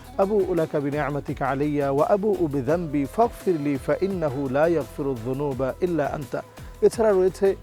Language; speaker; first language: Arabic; non-native, fluent; Bangla